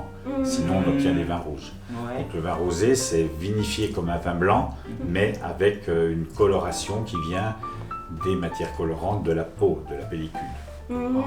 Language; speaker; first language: French; native; French